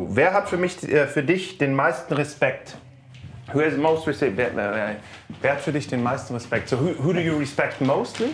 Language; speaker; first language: German; native; German